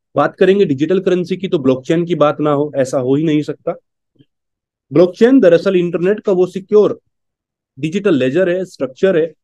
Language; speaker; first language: Hindi; native; Hindi